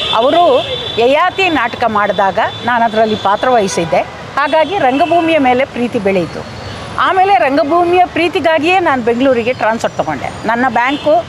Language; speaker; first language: Kannada; native; Kannada